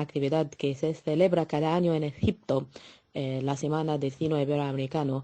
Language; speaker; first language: Spanish; non-native, fluent; Arabic